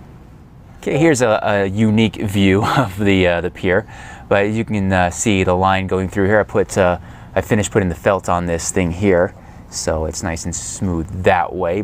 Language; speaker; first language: English; native; English